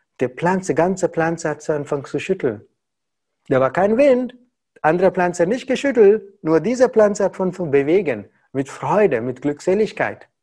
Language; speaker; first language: German; non-native, learner; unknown